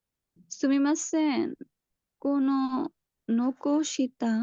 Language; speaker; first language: Japanese; non-native, learner; Bangla